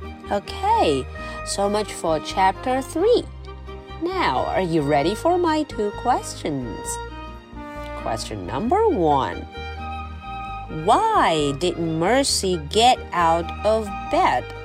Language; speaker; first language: English; non-native, fluent; Chinese